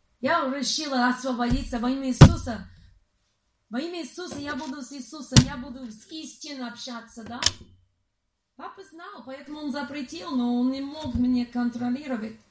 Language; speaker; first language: Russian; non-native, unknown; English